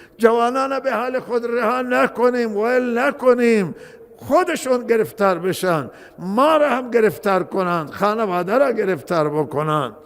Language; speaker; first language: Persian; non-native, local second language; Baluchi